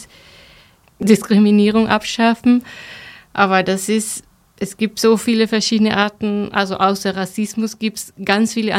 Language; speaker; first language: German; non-native, fluent; Spanish